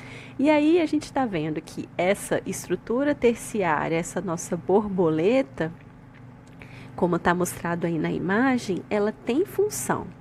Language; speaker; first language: Portuguese; native; Portuguese